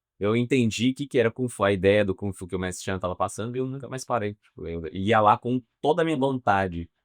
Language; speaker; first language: Portuguese; non-native, fluent; Chinese